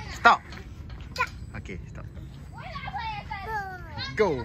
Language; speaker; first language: English; non-native, local second language; Malay